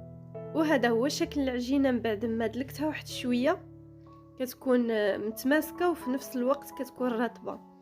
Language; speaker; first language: Arabic; native; Arabic